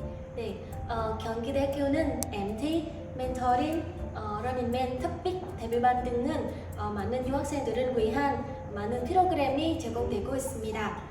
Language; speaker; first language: Korean; non-native, fluent; Vietnamese